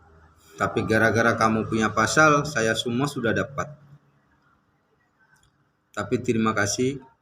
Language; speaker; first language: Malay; non-native, learner; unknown